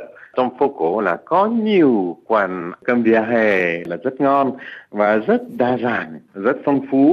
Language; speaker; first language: Vietnamese; non-native, fluent; French